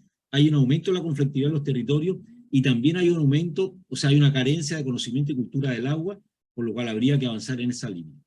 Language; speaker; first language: Spanish; native; Spanish